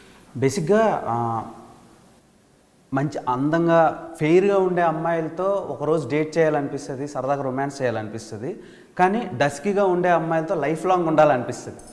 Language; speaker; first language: Telugu; native; Telugu